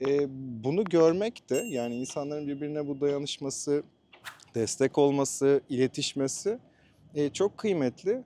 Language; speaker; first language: Turkish; native; Turkish